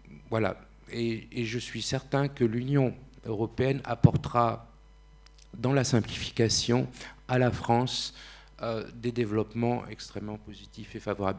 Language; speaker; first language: French; native; French